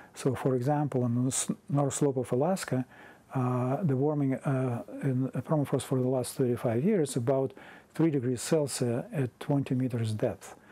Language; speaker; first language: English; non-native, fluent; Russian